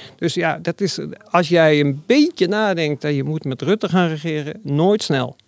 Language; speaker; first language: Dutch; native; Dutch